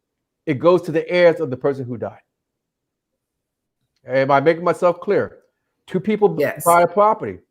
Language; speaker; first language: English; native; English